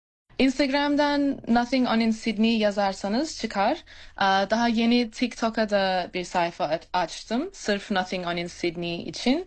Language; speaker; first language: Turkish; early bilingual, heritage; English